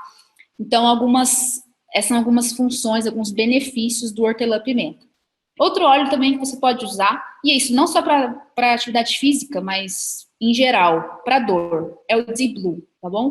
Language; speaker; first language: Portuguese; native; Portuguese